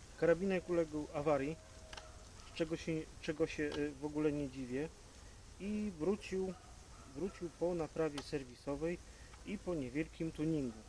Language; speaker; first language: Polish; native; Polish